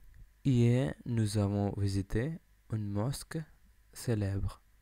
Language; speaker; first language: French; non-native, learner; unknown